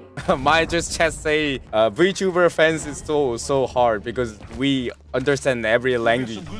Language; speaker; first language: English; non-native, learner; Korean